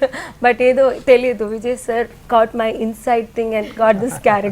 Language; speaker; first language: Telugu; non-native, learner; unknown